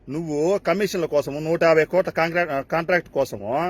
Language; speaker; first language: Telugu; native; Telugu